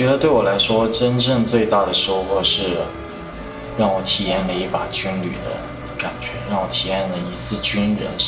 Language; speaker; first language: Chinese; native; Chinese